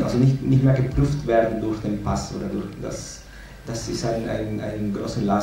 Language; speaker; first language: German; non-native, fluent; Spanish